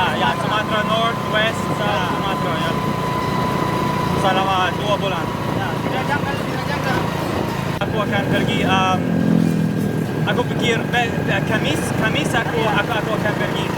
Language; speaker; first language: Indonesian; non-native, learner; English